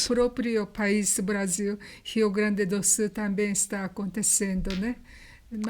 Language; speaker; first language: Portuguese; non-native, learner; Japanese